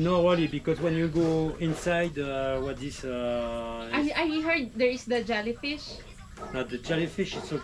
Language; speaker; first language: English; non-native, learner; French